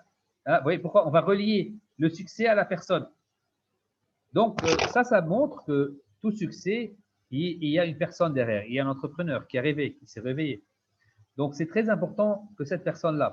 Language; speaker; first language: French; non-native, local second language; Arabic